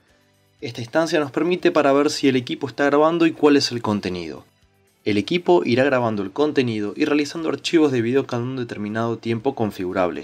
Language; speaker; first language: Spanish; native; Spanish